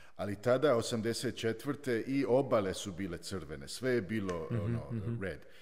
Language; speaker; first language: Croatian; early bilingual, heritage; Croatian